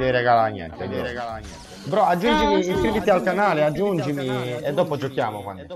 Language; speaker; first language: Italian; native; Italian